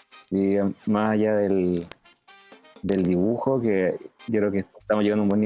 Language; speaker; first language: Spanish; native; Spanish